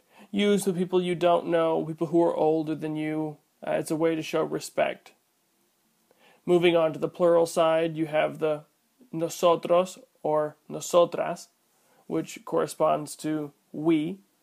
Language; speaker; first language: English; native; English